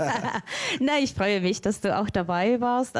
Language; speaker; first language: German; non-native, fluent; Spanish